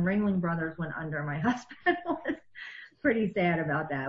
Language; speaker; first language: English; native; English